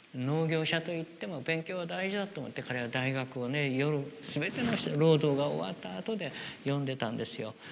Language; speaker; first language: Japanese; native; Japanese